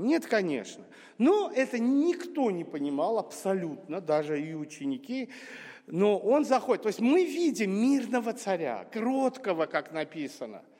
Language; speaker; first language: Russian; non-native, local second language; Armenian